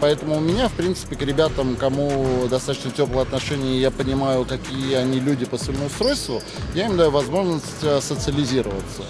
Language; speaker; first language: Russian; native; Russian